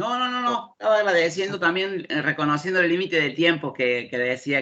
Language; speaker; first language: Spanish; native; Spanish